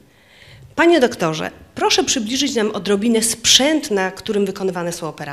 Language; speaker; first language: Polish; native; Polish